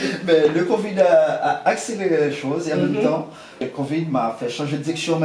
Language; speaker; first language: French; non-native, local second language; Haitian Creole